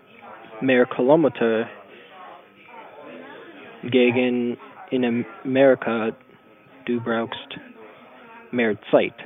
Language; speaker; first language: German; non-native, learner; English